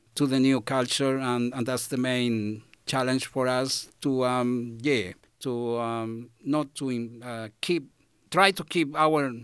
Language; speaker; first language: English; non-native, fluent; Spanish